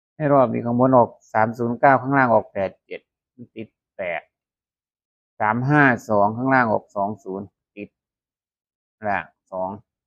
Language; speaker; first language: Thai; native; Thai